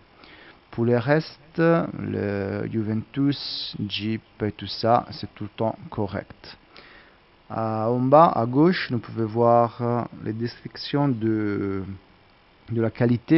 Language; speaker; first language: French; non-native, learner; Italian